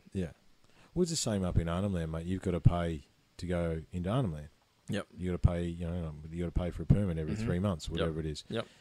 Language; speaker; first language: English; native; English